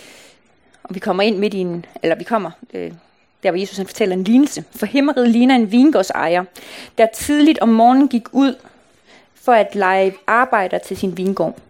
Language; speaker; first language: Danish; native; Danish